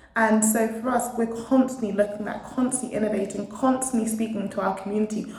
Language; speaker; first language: English; native; English